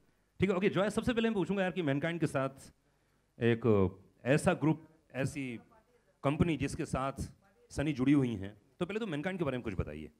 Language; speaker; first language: Hindi; native; Hindi